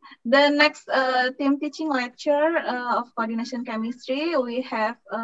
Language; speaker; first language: English; non-native, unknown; Sundanese